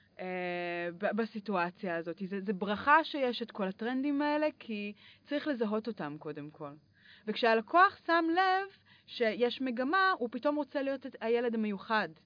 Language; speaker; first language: Hebrew; early bilingual, other home language; English